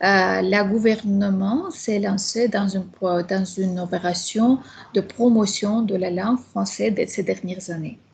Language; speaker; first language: French; non-native, fluent; Armenian